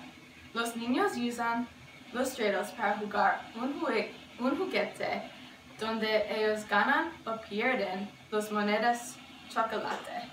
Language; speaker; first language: Spanish; non-native, learner; English